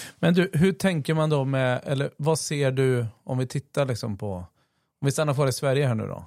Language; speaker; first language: Swedish; native; Swedish